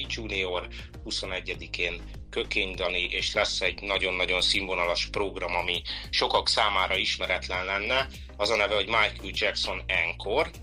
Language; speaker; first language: Hungarian; native; Hungarian